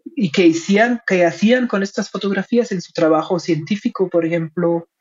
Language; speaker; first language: Spanish; non-native, fluent; German